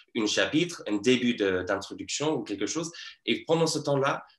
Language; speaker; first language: French; non-native, fluent; English